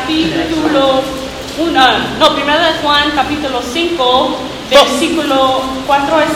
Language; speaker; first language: Spanish; non-native, learner; English